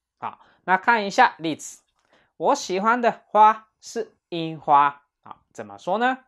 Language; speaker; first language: Chinese; non-native, fluent; Japanese